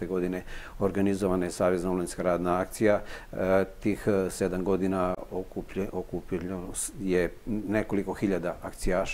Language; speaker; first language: Serbian; native; Serbian